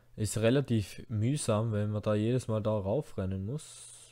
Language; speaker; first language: German; native; German